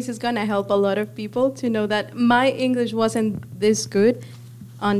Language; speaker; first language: English; non-native, fluent; Spanish